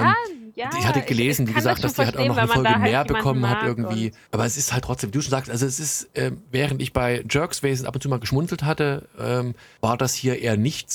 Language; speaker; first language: German; native; German